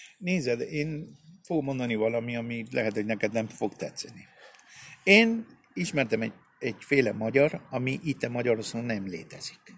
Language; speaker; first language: Hungarian; early bilingual, heritage; Spanish